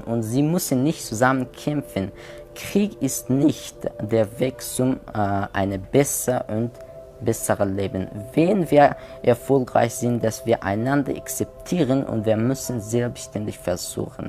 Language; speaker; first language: German; non-native, learner; Persian